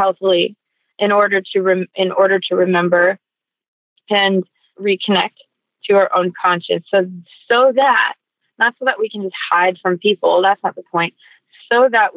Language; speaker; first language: English; native; English